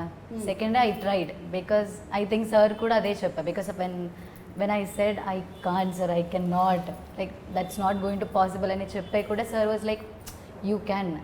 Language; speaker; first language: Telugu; non-native, learner; Malayalam